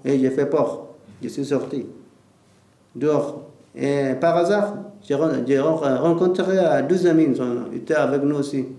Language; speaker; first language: French; non-native, learner; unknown